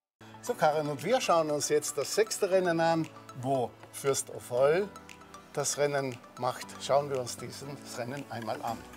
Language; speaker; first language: German; native; German